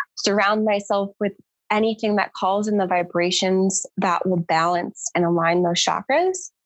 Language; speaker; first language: English; native; English